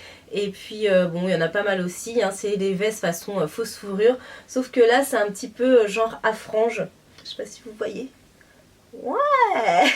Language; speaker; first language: French; native; French